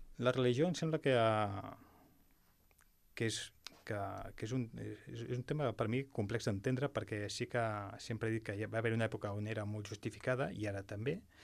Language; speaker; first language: Catalan; non-native, local second language; Spanish